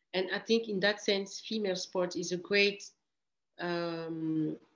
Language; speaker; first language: English; early bilingual, other home language; French